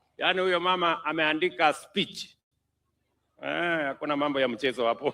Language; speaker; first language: Swahili; non-native, local second language; Kalenjin